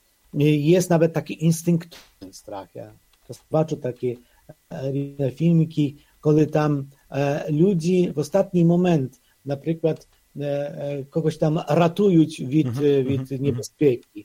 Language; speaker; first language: Polish; non-native, fluent; Ukrainian